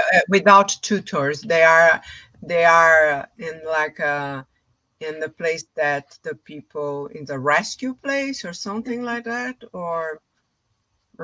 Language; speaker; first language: English; non-native, fluent; Portuguese